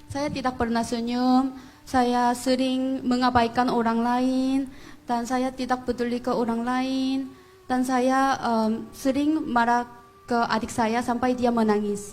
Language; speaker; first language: Indonesian; non-native, fluent; Korean